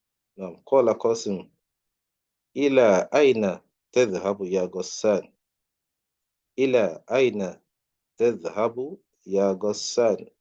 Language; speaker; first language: Arabic; non-native, fluent; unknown